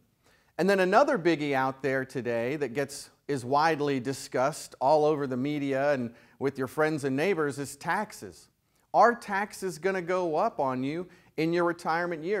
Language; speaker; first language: English; native; English